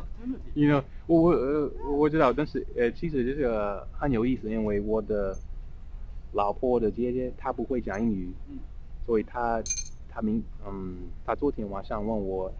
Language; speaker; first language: Chinese; non-native, fluent; English